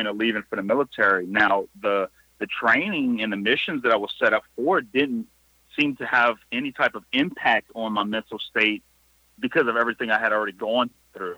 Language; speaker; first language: English; native; English